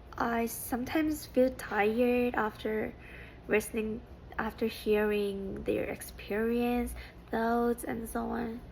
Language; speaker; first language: English; non-native, fluent; Japanese